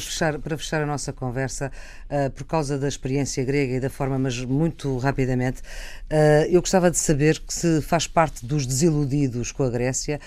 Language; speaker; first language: Portuguese; native; Portuguese